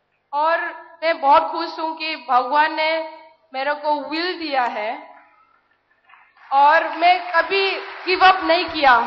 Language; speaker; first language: Hindi; non-native, local second language; Manipuri